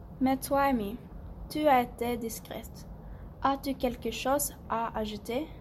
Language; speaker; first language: French; non-native, learner; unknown